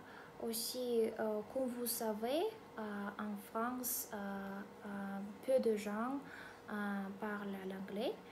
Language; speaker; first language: French; non-native, learner; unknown